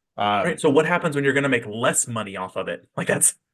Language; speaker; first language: English; native; English